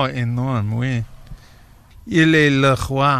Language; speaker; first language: French; non-native, learner; English